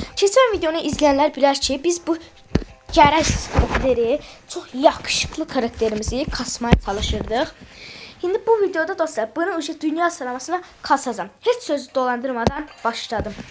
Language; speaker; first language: Turkish; non-native, fluent; Azerbaijani